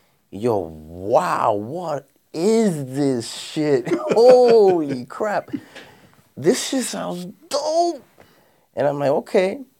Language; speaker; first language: English; early bilingual, other home language; Spanish